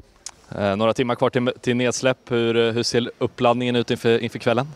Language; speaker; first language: Swedish; native; Swedish